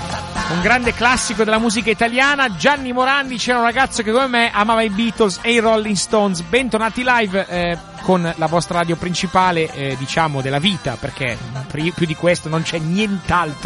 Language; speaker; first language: Italian; early bilingual, heritage; Italian